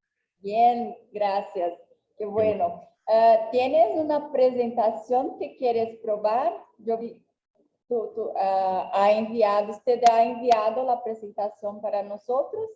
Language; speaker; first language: Spanish; non-native, learner; Portuguese